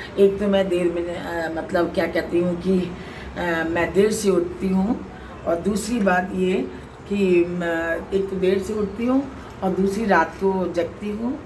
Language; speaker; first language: Hindi; native; Hindi